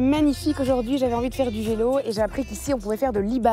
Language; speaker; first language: French; native; French